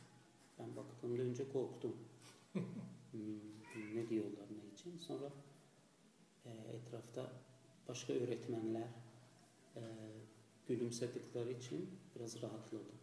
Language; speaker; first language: Turkish; non-native, fluent; Azerbaijani